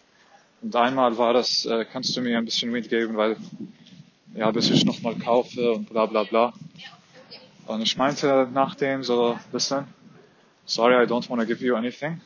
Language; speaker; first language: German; non-native, fluent; Arabic